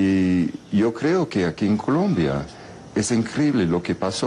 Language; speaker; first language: Spanish; non-native, fluent; English